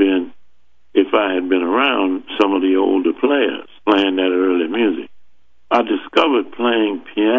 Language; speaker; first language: English; native; English